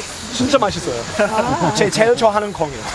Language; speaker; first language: Korean; non-native, learner; English